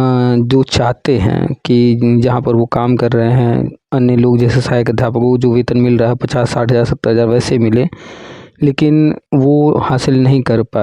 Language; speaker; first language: Hindi; native; Hindi